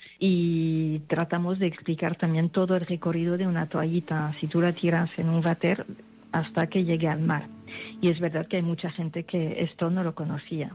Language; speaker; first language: Spanish; non-native, fluent; French